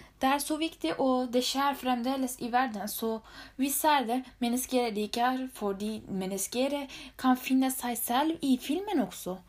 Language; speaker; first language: Norwegian; non-native, learner; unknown